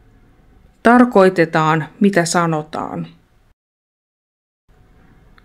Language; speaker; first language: Finnish; non-native, fluent; Russian